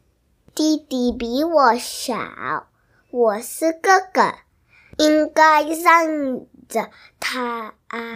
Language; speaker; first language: Chinese; early bilingual, heritage; Chinese